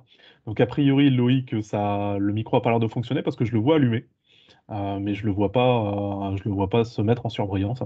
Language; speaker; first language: French; native; French